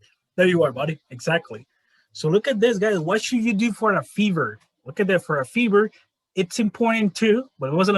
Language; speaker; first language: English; non-native, fluent; Spanish